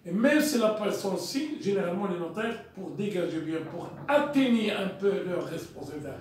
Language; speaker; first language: French; non-native, local second language; Arabic